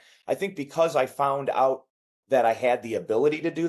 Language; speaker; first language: English; native; English